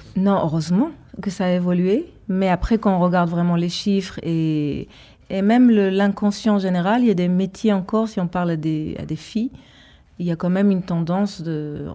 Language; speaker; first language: French; early bilingual, heritage; Hebrew